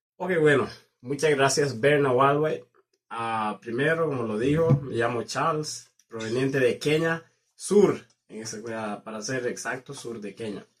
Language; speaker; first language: Spanish; non-native, fluent; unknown